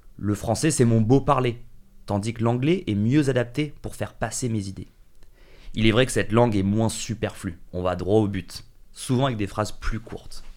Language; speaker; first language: French; early bilingual, other home language; English